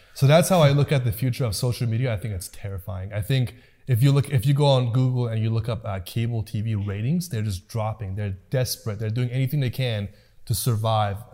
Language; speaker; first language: English; early bilingual, other home language; Persian